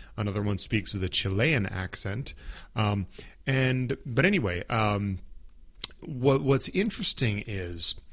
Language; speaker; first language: English; native; English